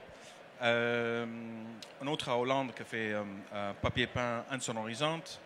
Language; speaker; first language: French; non-native, learner; Dutch